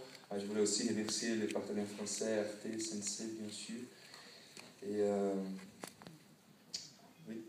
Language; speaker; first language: French; non-native, fluent; Portuguese